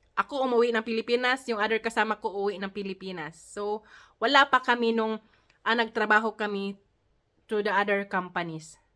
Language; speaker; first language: Filipino; non-native, local second language; Cebuano